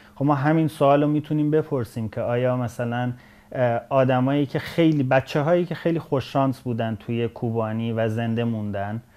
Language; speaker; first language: Persian; native; Persian